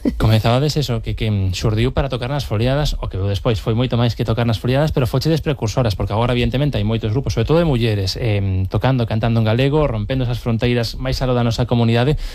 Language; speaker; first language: Galician; native; Galician